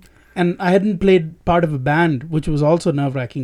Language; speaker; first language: English; non-native, local second language; Tamil